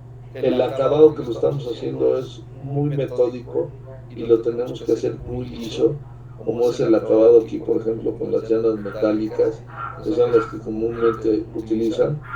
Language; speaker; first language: Spanish; native; Spanish